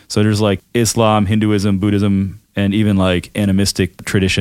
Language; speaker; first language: English; early bilingual, other home language; German